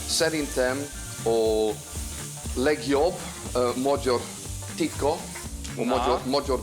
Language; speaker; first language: Hungarian; non-native, fluent; English